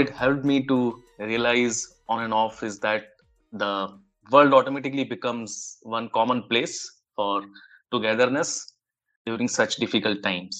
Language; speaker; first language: English; non-native, local second language; Hindi